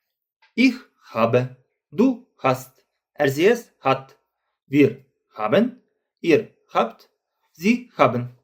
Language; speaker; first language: German; non-native, fluent; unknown